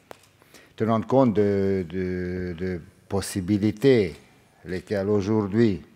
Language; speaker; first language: French; non-native, fluent; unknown